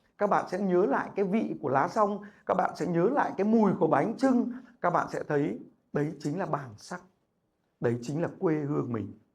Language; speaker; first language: Vietnamese; native; Vietnamese